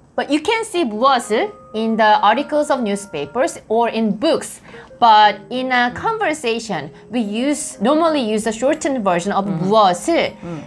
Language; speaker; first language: English; non-native, fluent; Korean